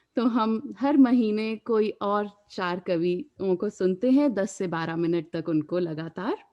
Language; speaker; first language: Hindi; native; Hindi